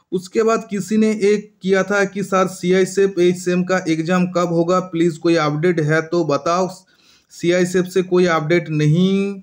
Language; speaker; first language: Hindi; non-native, local second language; Bangla